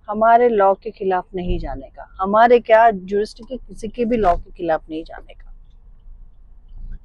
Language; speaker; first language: Hindi; non-native, local second language; Marathi